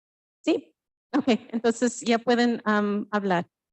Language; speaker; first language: Spanish; early bilingual, heritage; Spanish